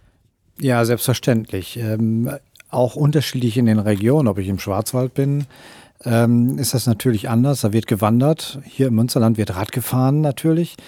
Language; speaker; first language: German; native; German